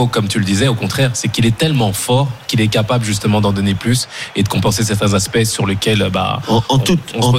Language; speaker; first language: French; native; French